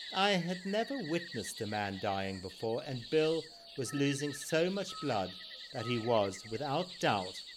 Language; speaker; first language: English; native; English